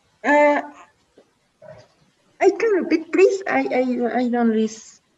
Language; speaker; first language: English; non-native, learner; Spanish